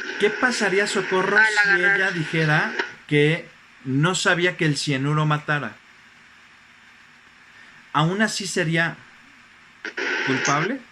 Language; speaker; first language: Spanish; native; Spanish